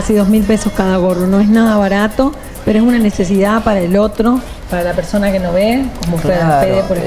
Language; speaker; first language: Spanish; native; Spanish